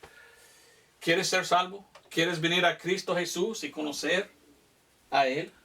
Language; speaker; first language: Spanish; non-native, fluent; English